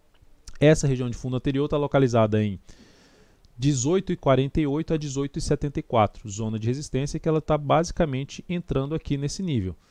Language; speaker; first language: Portuguese; native; Portuguese